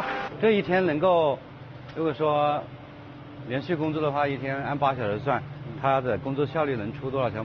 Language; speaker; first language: Chinese; native; Chinese